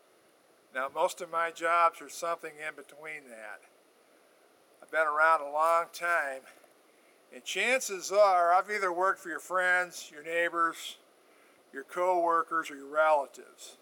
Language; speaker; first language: English; native; English